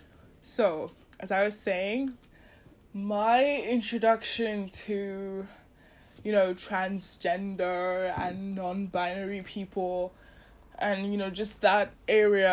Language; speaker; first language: English; non-native, local second language; Yoruba